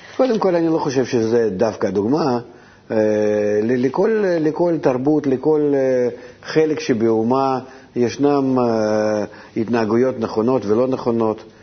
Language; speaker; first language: Hebrew; non-native, fluent; Russian